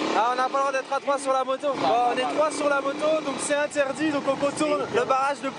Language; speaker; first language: French; native; French